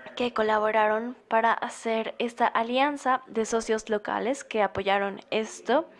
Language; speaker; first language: Spanish; non-native, fluent; German